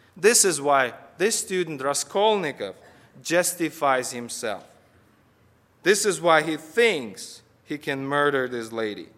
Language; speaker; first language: English; non-native, fluent; Russian